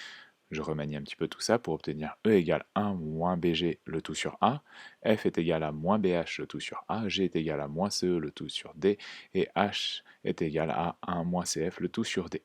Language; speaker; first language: French; native; French